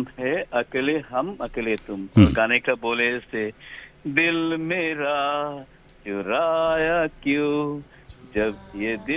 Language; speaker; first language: Hindi; non-native, local second language; Bangla